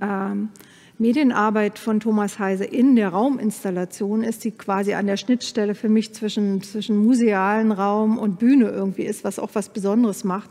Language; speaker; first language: German; native; German